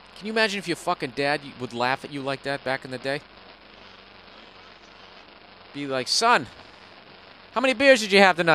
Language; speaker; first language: English; native; English